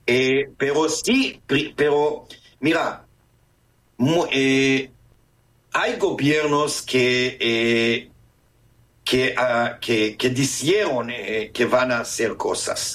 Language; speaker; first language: Spanish; non-native, fluent; Hebrew